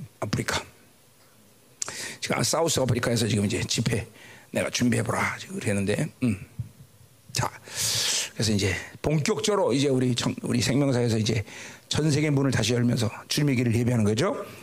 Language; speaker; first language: Korean; native; Korean